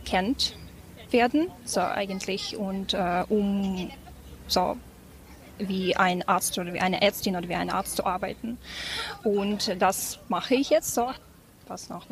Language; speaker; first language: German; non-native, fluent; Ukrainian